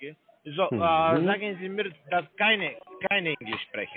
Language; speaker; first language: German; non-native, learner; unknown